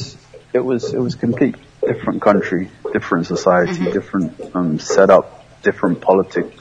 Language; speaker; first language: English; early bilingual, other home language; Somali